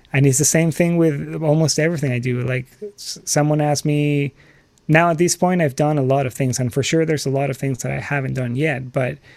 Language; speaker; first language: English; non-native, fluent; Spanish